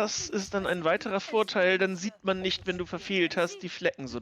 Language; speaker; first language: German; native; German